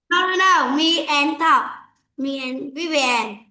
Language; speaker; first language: English; non-native, learner; Vietnamese